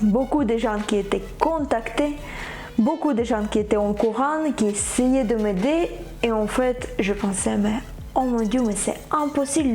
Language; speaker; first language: French; non-native, fluent; Ukrainian